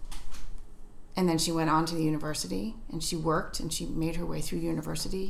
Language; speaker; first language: English; native; English